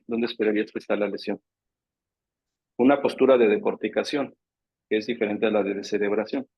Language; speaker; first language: Spanish; native; Spanish